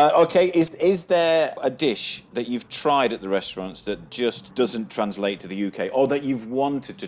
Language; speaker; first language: English; native; English